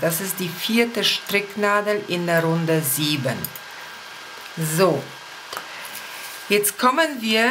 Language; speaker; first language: German; non-native, fluent; Polish